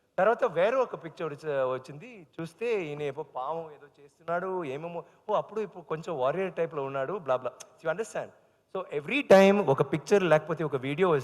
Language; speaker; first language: Telugu; non-native, learner; Tamil